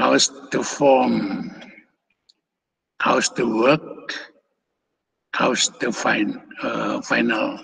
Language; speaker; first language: English; non-native, fluent; Indonesian